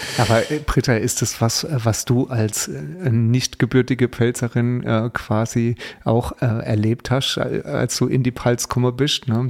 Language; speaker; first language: German; native; German